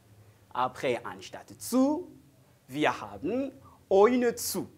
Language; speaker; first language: German; non-native, learner; French